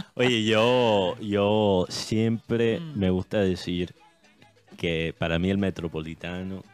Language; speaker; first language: Spanish; early bilingual, heritage; Spanish